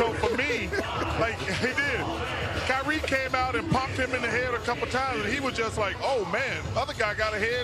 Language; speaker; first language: English; native; English